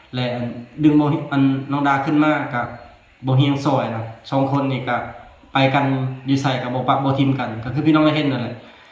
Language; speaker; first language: Lao; non-native, local second language; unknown